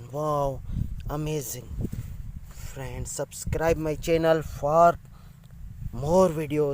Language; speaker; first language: English; non-native, learner; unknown